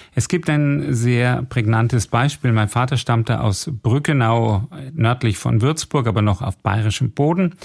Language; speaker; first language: German; native; German